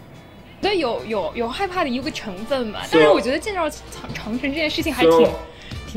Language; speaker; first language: Chinese; native; Chinese